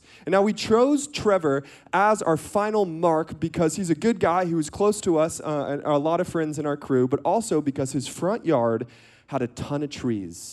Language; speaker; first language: English; native; English